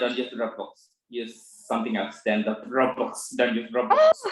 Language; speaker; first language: English; non-native, fluent; Indonesian